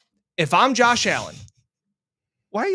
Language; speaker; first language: English; native; English